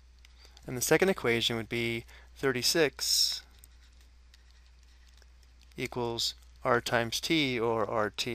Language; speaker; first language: English; native; English